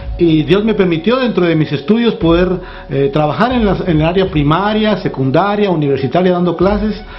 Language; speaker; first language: Spanish; native; Spanish